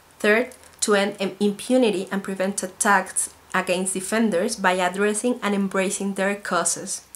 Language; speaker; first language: English; non-native, fluent; Spanish